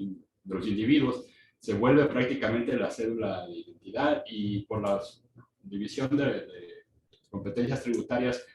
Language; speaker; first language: Spanish; native; Spanish